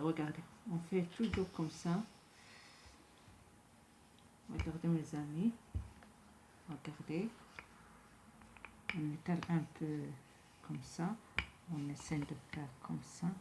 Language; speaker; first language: French; non-native, local second language; Arabic